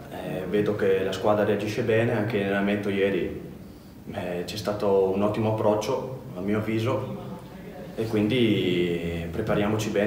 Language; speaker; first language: Italian; native; Italian